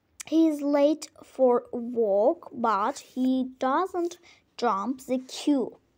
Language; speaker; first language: English; non-native, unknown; Azerbaijani